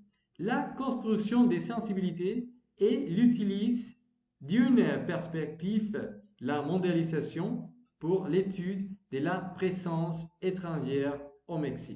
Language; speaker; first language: French; non-native, learner; Spanish